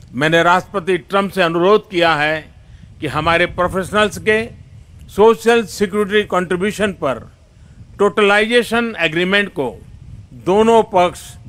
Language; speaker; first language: Hindi; non-native, local second language; Gujarati